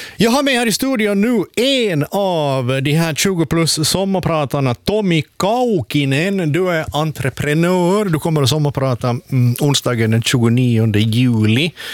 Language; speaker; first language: Swedish; native; Swedish